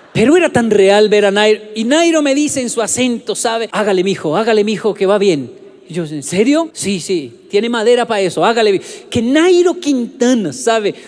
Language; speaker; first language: Spanish; native; Spanish